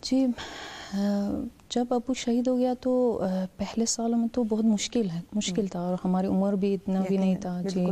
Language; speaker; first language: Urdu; non-native, fluent; Persian